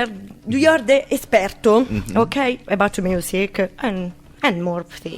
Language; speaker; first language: English; non-native, learner; Italian